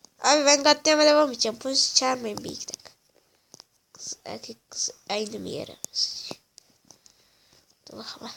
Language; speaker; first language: Turkish; native; Turkish